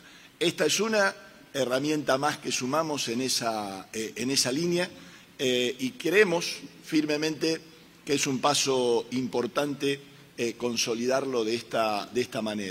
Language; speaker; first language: Spanish; native; Spanish